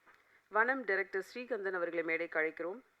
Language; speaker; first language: Tamil; native; Tamil